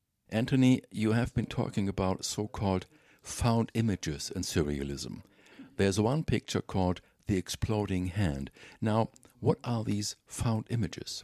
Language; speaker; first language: English; non-native, fluent; German